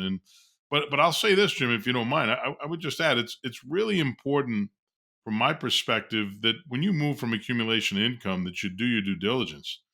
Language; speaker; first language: English; native; English